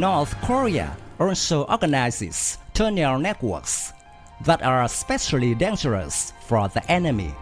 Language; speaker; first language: English; non-native, fluent; Vietnamese